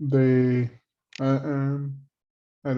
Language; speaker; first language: English; non-native, learner; Spanish